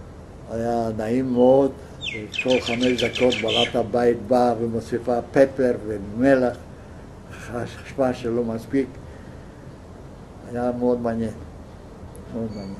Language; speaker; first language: Hebrew; non-native, fluent; Yiddish